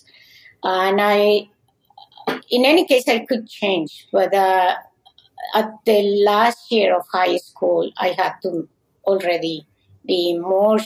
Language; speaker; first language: English; non-native, fluent; Spanish